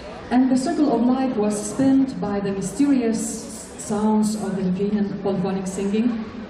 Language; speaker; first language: English; non-native, fluent; Lithuanian